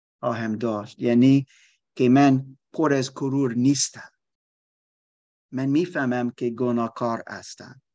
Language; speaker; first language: Persian; non-native, learner; German